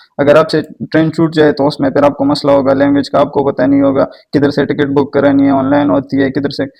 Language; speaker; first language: Urdu; non-native, local second language; Pashto